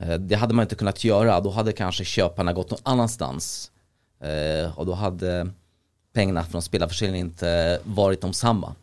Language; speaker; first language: Swedish; early bilingual, other home language; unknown